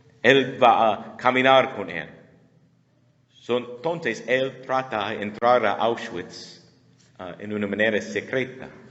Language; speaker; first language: Spanish; non-native, learner; English